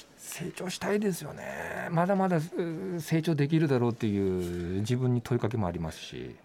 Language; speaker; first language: Japanese; native; Japanese